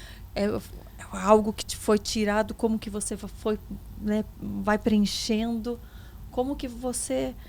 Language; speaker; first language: Portuguese; native; Portuguese